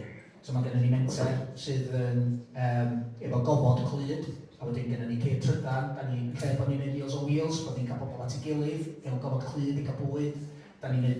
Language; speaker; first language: Welsh; native; Welsh